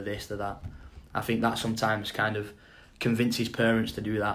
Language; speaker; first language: English; native; English